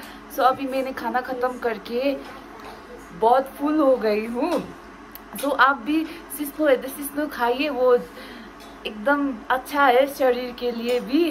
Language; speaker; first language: Hindi; non-native, local second language; Nepali